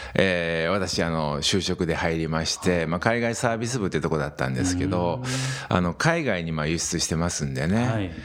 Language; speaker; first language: Japanese; native; Japanese